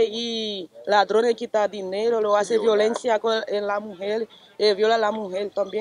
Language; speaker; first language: Spanish; non-native, learner; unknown